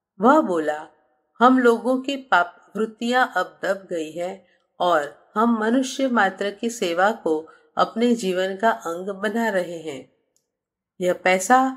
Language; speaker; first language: Hindi; native; Hindi